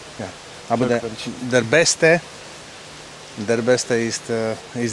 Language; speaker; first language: German; non-native, learner; Slovak